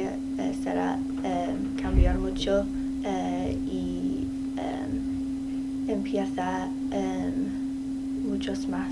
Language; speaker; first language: Spanish; non-native, learner; English